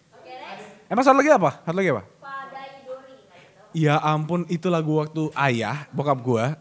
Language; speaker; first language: Indonesian; native; Indonesian